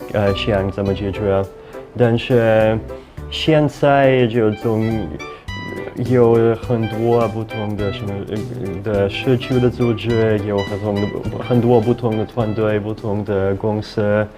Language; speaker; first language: Chinese; non-native, fluent; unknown